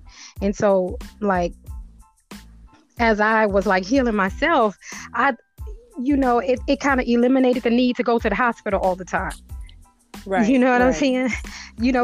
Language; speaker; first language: English; native; English